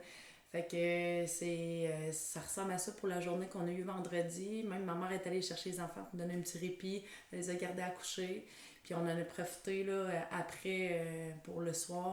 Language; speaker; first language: French; native; French